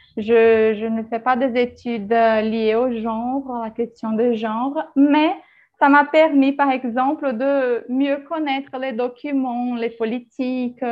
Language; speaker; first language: French; non-native, fluent; Portuguese